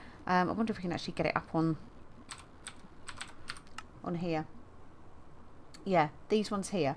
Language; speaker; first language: English; native; English